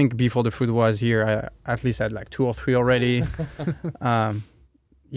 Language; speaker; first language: English; non-native, fluent; French